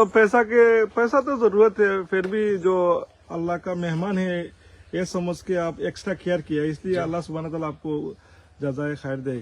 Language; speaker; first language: Hindi; non-native, learner; Bangla